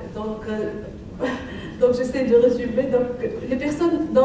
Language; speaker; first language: French; non-native, local second language; Arabic